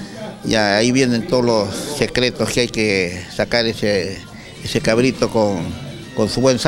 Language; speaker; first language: Spanish; native; Spanish